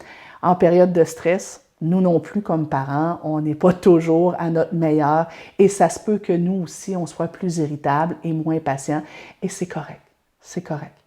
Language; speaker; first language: French; native; French